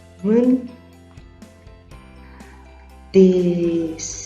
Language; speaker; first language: Korean; non-native, fluent; Indonesian